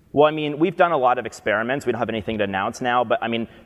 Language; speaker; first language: English; native; English